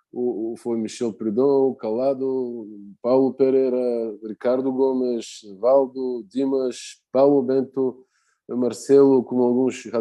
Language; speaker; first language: Portuguese; non-native, fluent; Bulgarian